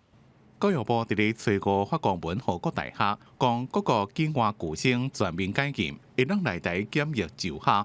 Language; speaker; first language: Chinese; native; Chinese